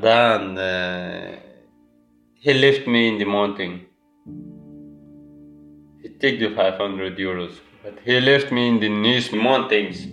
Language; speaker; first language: English; non-native, learner; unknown